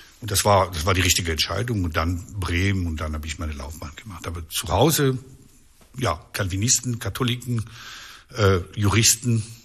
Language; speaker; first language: German; non-native, local second language; French